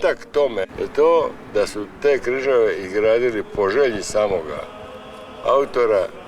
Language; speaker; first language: Croatian; native; Croatian